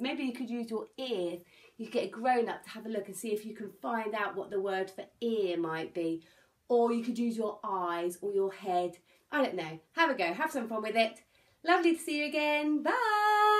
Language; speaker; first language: English; native; English